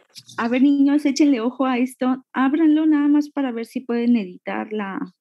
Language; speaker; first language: Spanish; native; Spanish